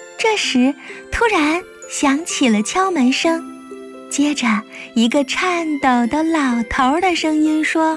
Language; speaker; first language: Chinese; native; Chinese